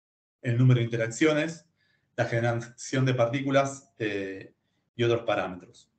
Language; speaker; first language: Spanish; native; Spanish